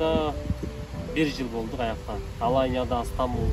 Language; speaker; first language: Turkish; non-native, learner; Kyrgyz